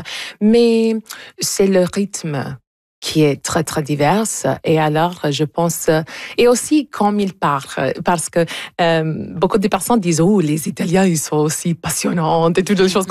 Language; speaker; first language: French; non-native, fluent; English